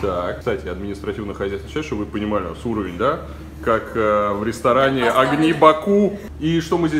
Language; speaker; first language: Russian; native; Russian